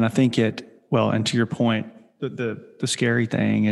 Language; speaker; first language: English; native; English